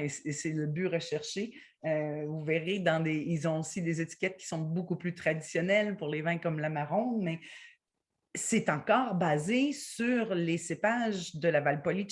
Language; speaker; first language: French; native; French